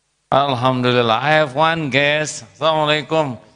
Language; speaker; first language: English; non-native, learner; Indonesian